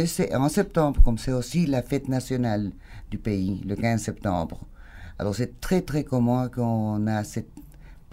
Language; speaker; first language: French; non-native, fluent; Spanish